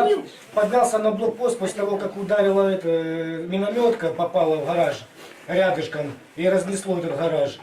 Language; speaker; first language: Russian; native; Russian